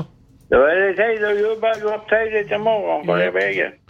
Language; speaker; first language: Swedish; native; Swedish